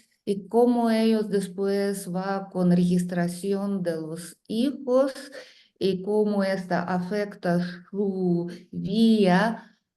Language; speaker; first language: Spanish; non-native, learner; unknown